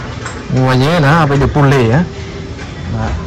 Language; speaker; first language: French; non-native, fluent; Khmer